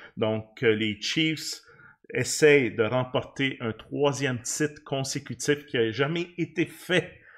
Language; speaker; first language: French; native; French